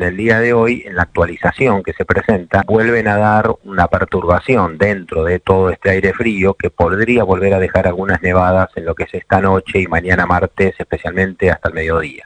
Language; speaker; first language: Spanish; native; Spanish